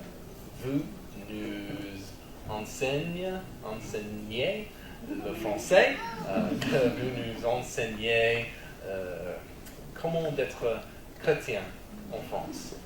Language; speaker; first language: French; non-native, learner; English